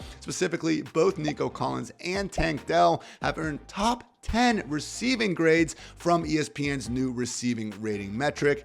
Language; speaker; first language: English; native; English